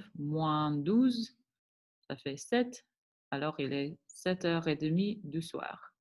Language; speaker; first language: French; non-native, fluent; English